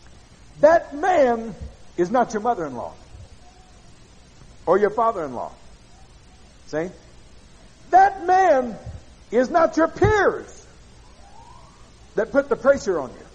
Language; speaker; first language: English; native; English